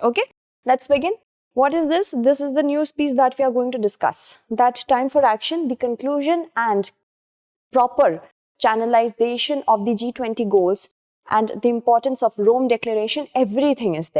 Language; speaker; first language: English; non-native, local second language; Hindi